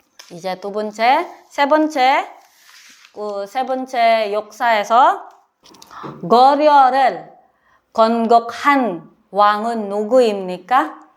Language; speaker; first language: Korean; non-native, learner; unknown